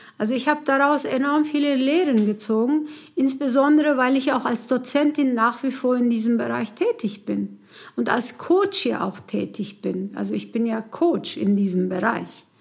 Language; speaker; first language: German; non-native, fluent; Kurdish